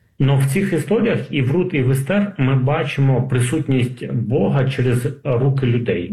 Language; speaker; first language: Ukrainian; non-native, local second language; Russian